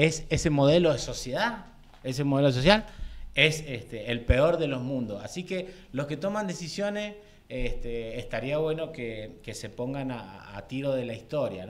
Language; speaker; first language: Spanish; native; Spanish